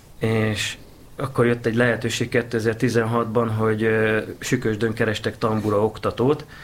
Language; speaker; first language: Hungarian; native; Hungarian